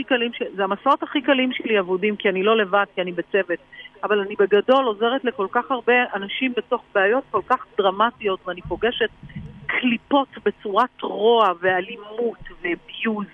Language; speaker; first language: Hebrew; native; Hebrew